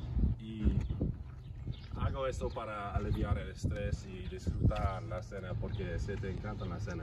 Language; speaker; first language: Spanish; non-native, learner; English